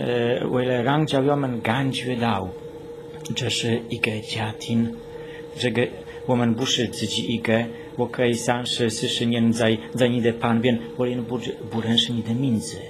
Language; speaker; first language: Chinese; non-native, learner; Polish